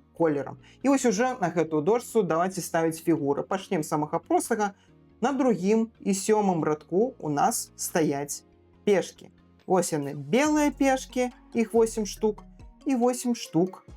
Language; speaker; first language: Belarusian; non-native, local second language; Russian